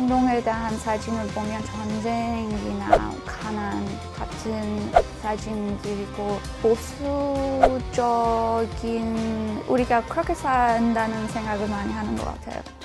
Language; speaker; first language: Korean; non-native, fluent; Persian